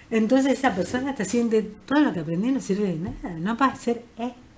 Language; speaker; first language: Spanish; native; Spanish